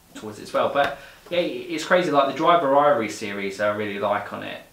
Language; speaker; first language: English; native; English